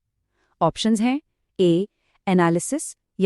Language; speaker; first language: Hindi; native; Hindi